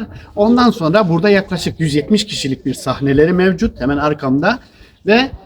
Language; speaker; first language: Turkish; native; Turkish